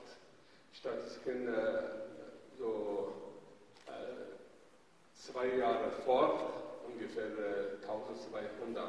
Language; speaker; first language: German; non-native, fluent; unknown